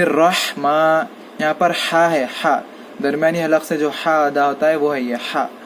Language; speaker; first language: Urdu; native; Urdu